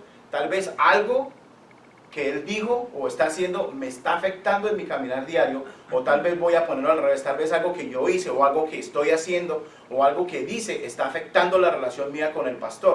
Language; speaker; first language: Spanish; native; Spanish